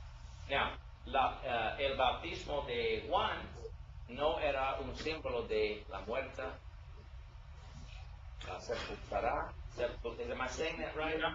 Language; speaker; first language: Spanish; non-native, learner; English